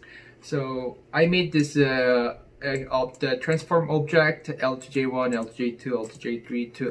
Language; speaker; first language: English; non-native, fluent; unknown